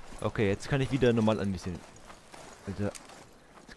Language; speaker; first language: German; native; German